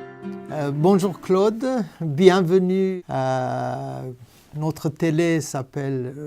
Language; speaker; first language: French; non-native, fluent; Persian